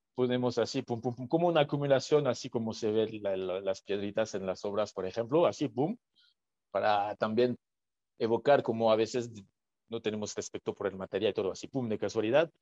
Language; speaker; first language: Spanish; non-native, fluent; French